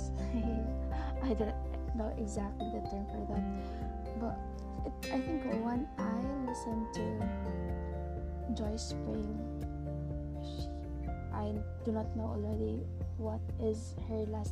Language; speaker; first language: English; non-native, local second language; Masbatenyo